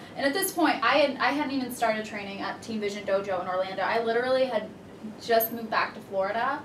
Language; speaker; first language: English; native; English